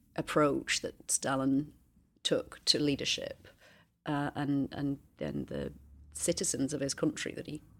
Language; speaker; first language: English; native; English